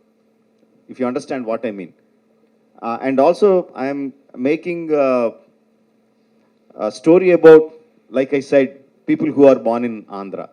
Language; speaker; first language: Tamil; non-native, local second language; Telugu